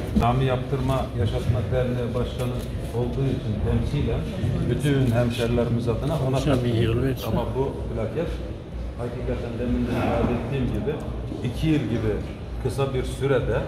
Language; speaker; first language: Turkish; native; Turkish